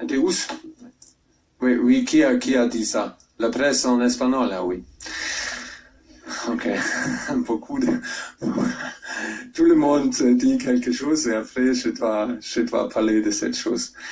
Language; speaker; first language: French; non-native, fluent; German